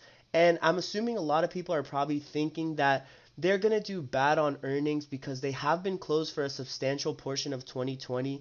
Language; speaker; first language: English; native; English